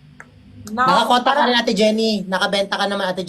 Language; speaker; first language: Filipino; native; Filipino